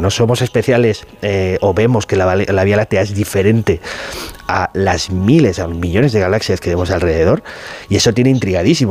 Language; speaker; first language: Spanish; native; Spanish